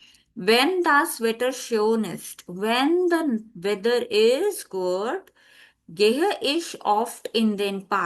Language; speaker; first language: German; non-native, fluent; Hindi